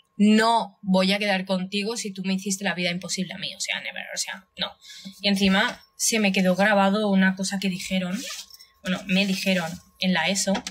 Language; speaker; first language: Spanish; early bilingual, other home language; Russian